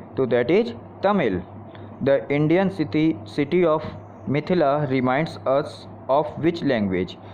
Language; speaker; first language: Hindi; native; Hindi